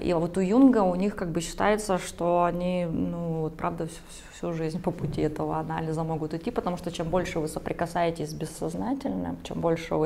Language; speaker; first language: Russian; native; Russian